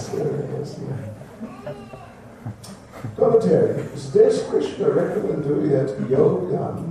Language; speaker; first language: Russian; non-native, learner; English